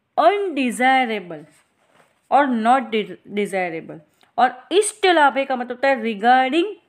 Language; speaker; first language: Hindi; non-native, local second language; Gujarati